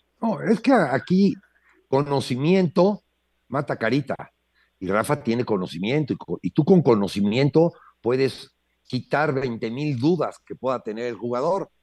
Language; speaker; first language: Spanish; native; Spanish